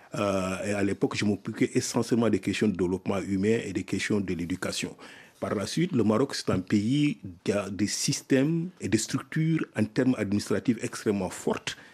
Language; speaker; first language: French; non-native, local second language; Soninke